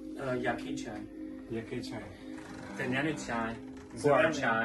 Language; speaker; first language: Ukrainian; non-native, learner; Chinese